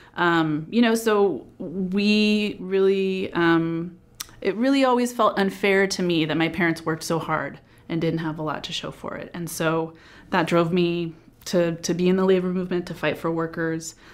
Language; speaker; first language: English; native; English